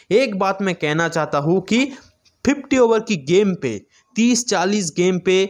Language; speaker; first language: Hindi; native; Hindi